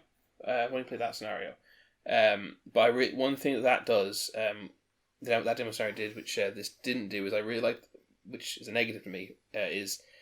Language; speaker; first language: English; native; English